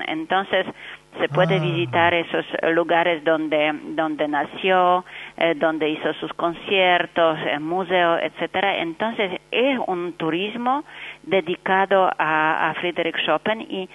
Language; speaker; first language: Spanish; non-native, fluent; Polish